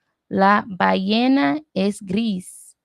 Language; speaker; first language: Spanish; non-native, learner; English